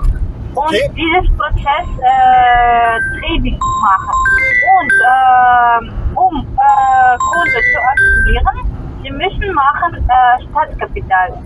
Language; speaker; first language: German; non-native, learner; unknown